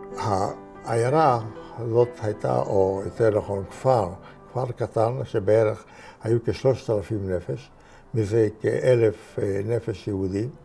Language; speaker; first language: Hebrew; non-native, fluent; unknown